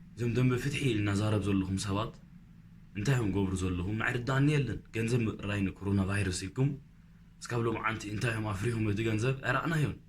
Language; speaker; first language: Tigrinya; early bilingual, heritage; Tigrinya